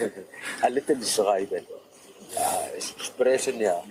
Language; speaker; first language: German; non-native, learner; Arabic